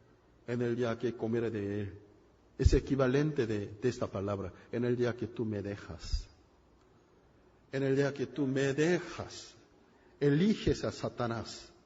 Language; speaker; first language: Spanish; non-native, fluent; Korean